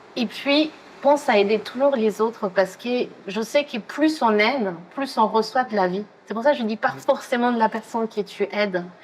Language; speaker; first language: French; non-native, fluent; Spanish